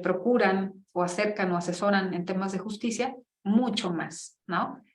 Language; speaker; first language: Spanish; native; Spanish